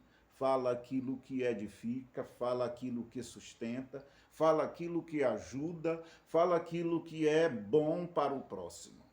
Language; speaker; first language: Portuguese; native; Portuguese